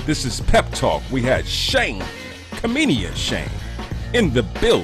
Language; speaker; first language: English; native; English